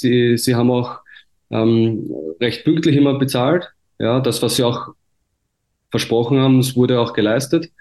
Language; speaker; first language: German; native; German